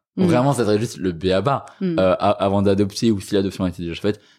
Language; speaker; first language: French; native; French